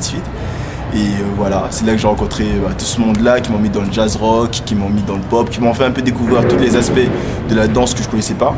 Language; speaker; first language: French; native; French